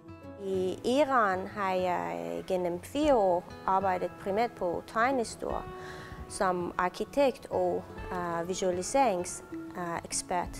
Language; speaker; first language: Danish; non-native, fluent; Persian